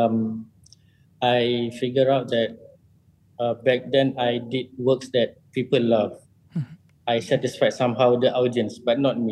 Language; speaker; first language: English; non-native, local second language; Malay